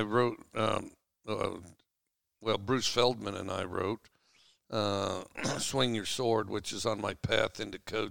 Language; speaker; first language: English; native; English